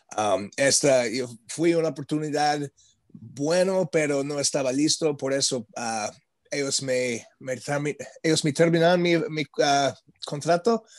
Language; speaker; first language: Spanish; non-native, learner; English